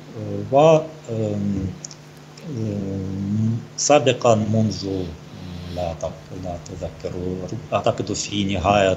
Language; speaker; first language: Arabic; non-native, fluent; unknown